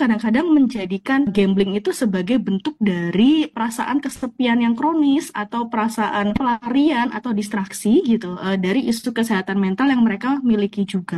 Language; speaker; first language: Indonesian; native; Indonesian